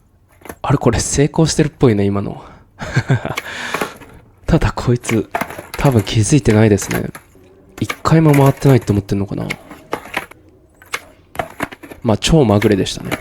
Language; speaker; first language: Japanese; native; Japanese